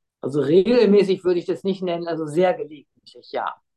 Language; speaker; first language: German; native; German